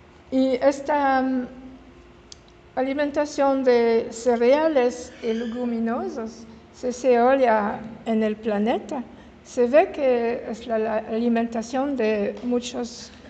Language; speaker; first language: Spanish; non-native, learner; French